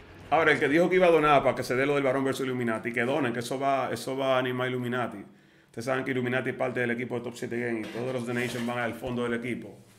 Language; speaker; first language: Spanish; native; Spanish